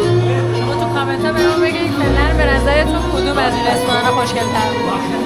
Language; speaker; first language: Persian; native; Persian